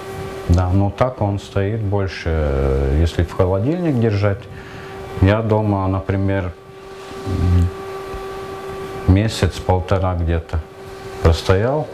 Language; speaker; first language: Russian; non-native, local second language; Latvian